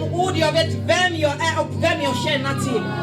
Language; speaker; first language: Swedish; non-native, learner; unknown